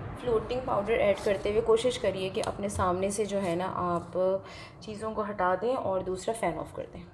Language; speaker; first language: Hindi; native; Hindi